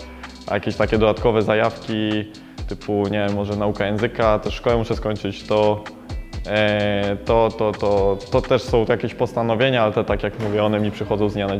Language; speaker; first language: Polish; native; Polish